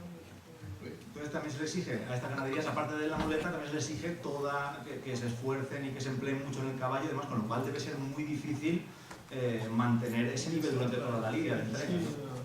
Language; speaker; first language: Spanish; native; Spanish